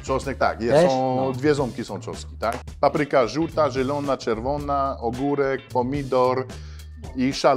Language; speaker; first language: Polish; non-native, fluent; French